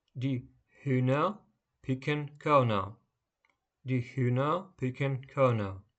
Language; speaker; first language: German; non-native, fluent; Ukrainian